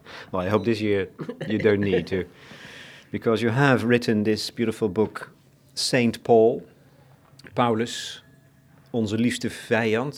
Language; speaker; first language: English; non-native, fluent; Dutch